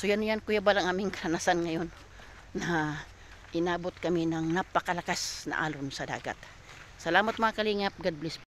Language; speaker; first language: Filipino; non-native, local second language; Cebuano